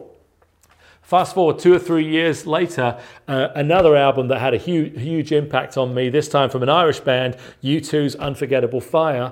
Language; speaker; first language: English; native; English